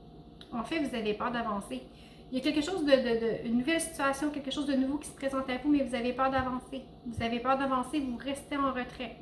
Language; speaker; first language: French; native; French